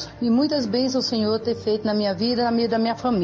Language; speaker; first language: Portuguese; native; Portuguese